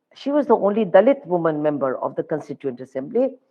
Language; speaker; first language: English; non-native, local second language; Hindi